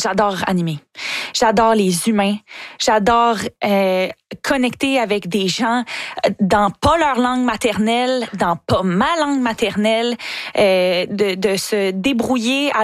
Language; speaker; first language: French; native; French